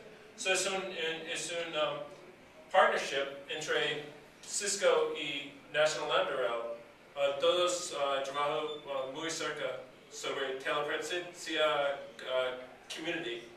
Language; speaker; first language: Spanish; non-native, learner; English